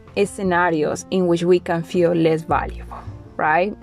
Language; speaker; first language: English; non-native, fluent; Spanish